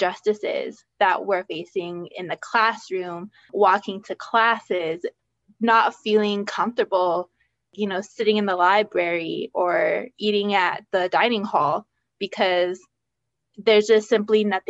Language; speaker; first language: English; native; English